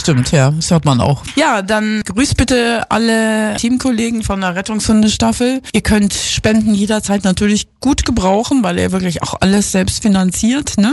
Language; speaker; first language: German; native; German